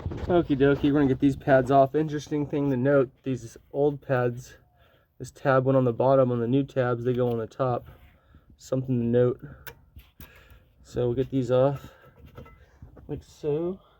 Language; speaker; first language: English; native; English